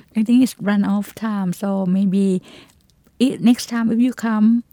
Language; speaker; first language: English; non-native, fluent; Thai